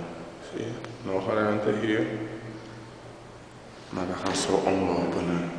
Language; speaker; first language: Dutch; non-native, fluent; Portuguese